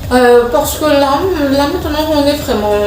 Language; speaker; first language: French; non-native, local second language; Malagasy